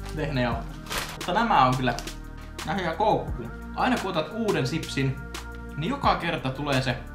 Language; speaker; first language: Finnish; early bilingual, other home language; Russian